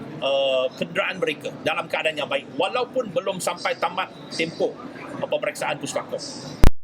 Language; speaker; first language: Malay; non-native, local second language; Chinese